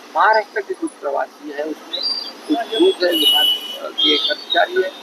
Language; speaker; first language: Hindi; non-native, local second language; Marathi